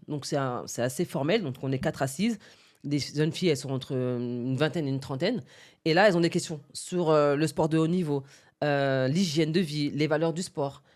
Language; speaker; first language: French; early bilingual, other home language; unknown